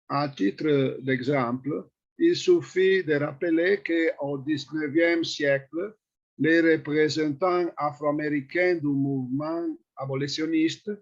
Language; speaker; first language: French; non-native, fluent; Italian